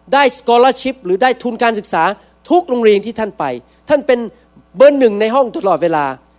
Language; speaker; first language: Thai; native; Thai